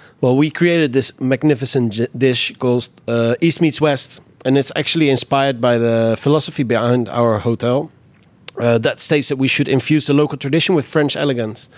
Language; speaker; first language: English; non-native, fluent; Dutch